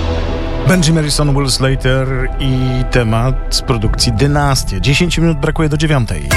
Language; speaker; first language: Polish; native; Polish